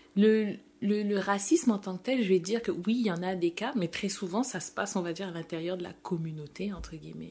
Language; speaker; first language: French; native; French